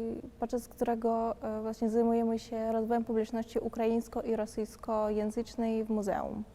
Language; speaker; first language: Polish; non-native, fluent; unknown